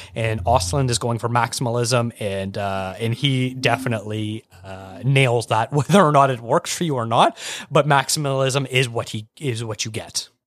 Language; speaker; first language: English; native; English